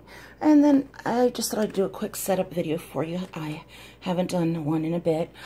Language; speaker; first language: English; native; English